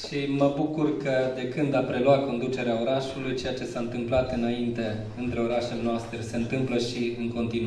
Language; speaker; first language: Romanian; native; Romanian